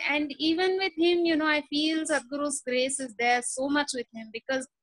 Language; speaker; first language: English; non-native, local second language; Hindi